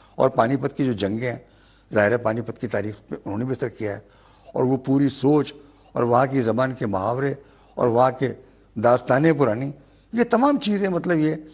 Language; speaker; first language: Hindi; native; Hindi